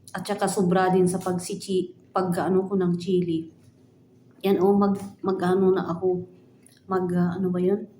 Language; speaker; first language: Filipino; native; Filipino